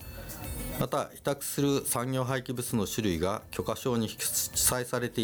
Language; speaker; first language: Japanese; native; Japanese